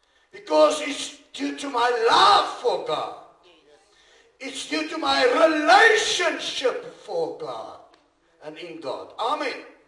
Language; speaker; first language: English; non-native, local second language; Afrikaans